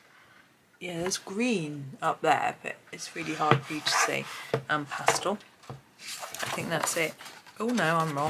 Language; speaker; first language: English; native; English